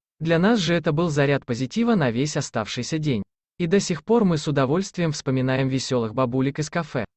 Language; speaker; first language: Russian; native; Russian